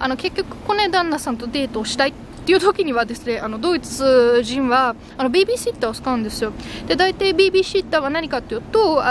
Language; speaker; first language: Japanese; non-native, fluent; German